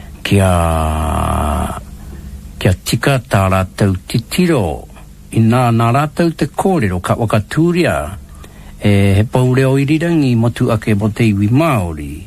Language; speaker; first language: Māori; native; Māori